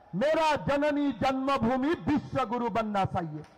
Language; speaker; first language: Hindi; non-native, local second language; Assamese